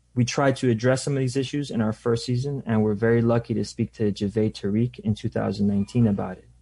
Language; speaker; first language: English; native; English